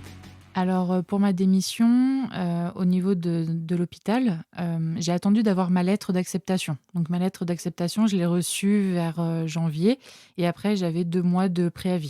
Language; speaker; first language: French; native; French